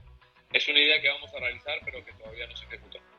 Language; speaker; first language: Spanish; native; Spanish